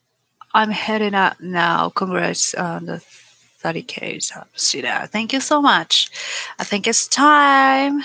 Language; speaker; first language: English; non-native, learner; Japanese